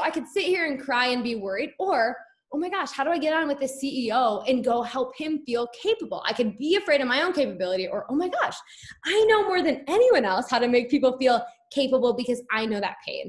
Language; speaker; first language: English; native; English